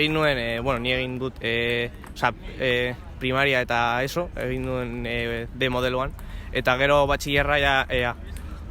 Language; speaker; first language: Basque; non-native, local second language; Spanish